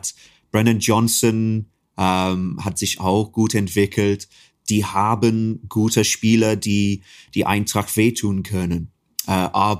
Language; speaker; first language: German; non-native, fluent; English